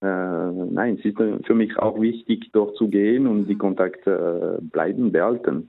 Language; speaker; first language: German; non-native, local second language; French